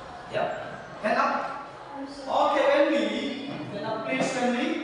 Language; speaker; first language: English; non-native, learner; Indonesian